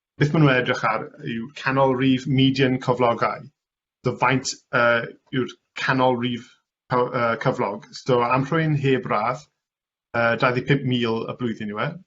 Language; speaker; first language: Welsh; non-native, local second language; English